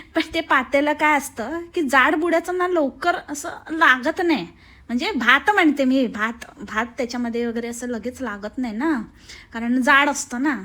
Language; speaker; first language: Marathi; native; Marathi